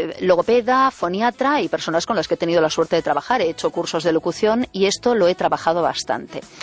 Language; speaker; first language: Spanish; native; Spanish